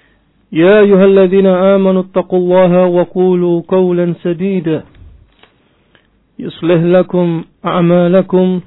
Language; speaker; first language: Arabic; non-native, fluent; Indonesian